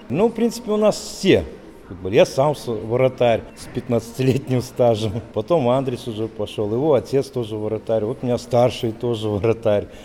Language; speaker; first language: Russian; native; Russian